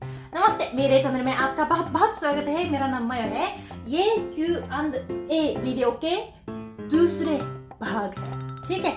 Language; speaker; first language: Hindi; non-native, fluent; Japanese